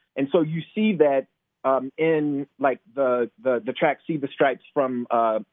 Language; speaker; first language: English; native; English